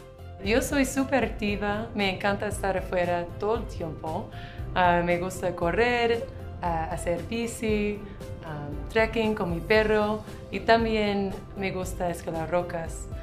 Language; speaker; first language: Spanish; non-native, fluent; English